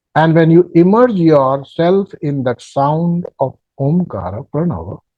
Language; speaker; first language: English; non-native, local second language; Hindi